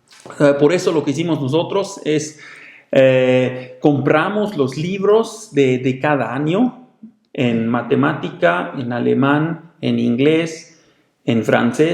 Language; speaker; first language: Spanish; non-native, fluent; German